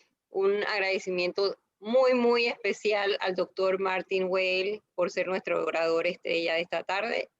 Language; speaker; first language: Spanish; native; Spanish